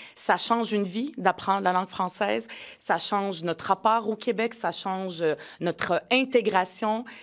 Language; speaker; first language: French; early bilingual, other home language; Arabic